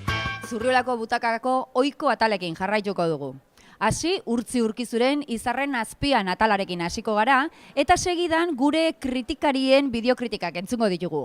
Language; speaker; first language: Basque; native; Basque